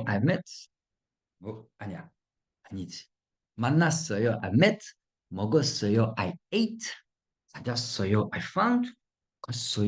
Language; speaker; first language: Korean; non-native, fluent; Russian